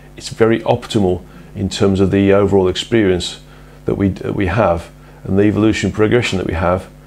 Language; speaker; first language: English; native; English